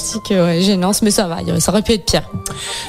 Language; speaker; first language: French; native; French